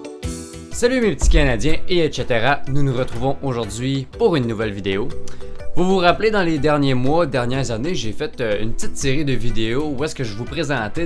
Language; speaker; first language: French; native; French